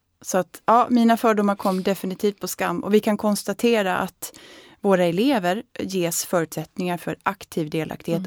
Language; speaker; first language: Swedish; native; Swedish